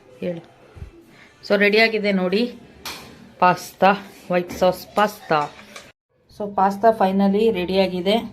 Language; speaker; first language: Kannada; native; Kannada